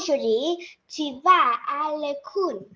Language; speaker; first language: French; non-native, learner; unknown